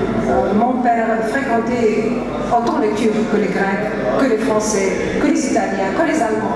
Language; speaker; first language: French; early bilingual, heritage; Greek